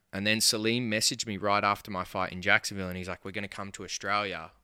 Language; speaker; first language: English; native; English